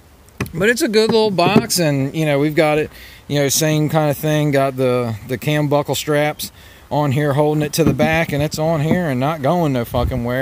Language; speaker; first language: English; native; English